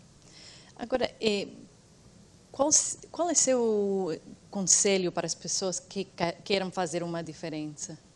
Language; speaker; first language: Portuguese; non-native, fluent; English